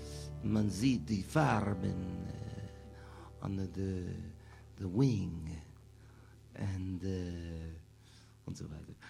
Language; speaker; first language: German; non-native, learner; English